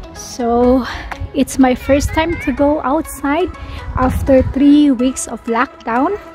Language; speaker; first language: English; non-native, local second language; Filipino